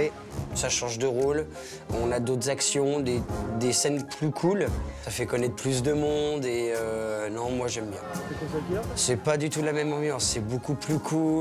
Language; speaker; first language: French; native; French